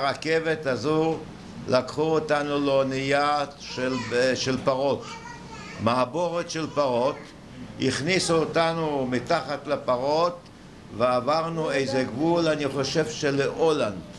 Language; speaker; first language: Hebrew; early bilingual, other home language; Yiddish